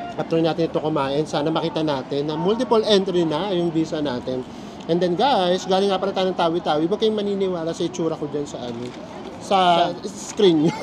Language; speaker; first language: Filipino; native; Filipino